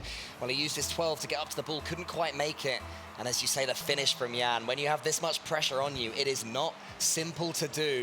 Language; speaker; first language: English; native; English